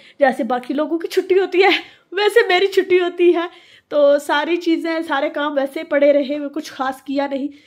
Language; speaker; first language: Urdu; native; Urdu